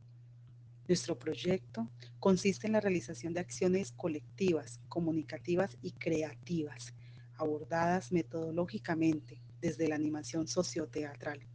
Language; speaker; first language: Spanish; native; Spanish